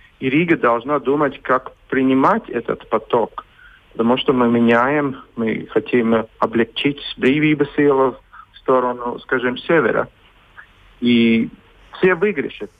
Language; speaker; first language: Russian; non-native, local second language; Latvian